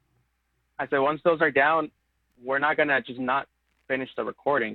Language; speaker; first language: English; native; English